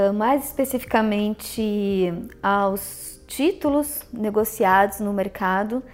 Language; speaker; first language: Portuguese; native; Portuguese